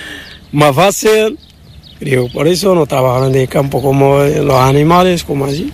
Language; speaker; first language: Spanish; non-native, learner; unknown